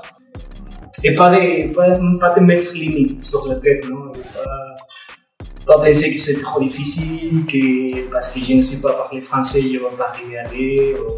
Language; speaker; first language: French; non-native, learner; Spanish